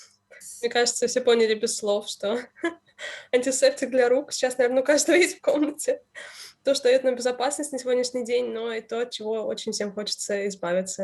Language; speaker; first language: Russian; native; Russian